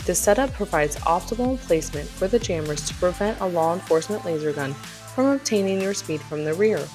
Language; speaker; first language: English; native; English